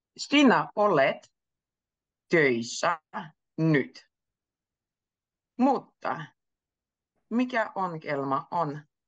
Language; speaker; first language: Finnish; native; Finnish